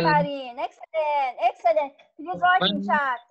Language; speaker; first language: English; non-native, learner; Persian